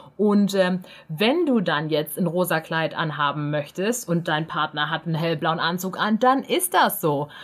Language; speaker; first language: German; native; German